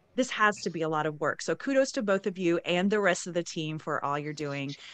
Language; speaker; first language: English; native; English